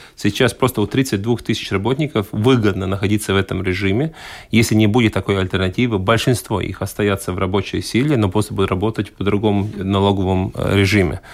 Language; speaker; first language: Russian; non-native, local second language; Latvian